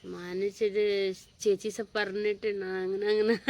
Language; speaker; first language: Malayalam; non-native, local second language; Hindi